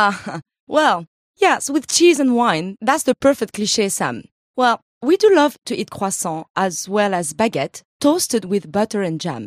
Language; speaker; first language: English; non-native, fluent; French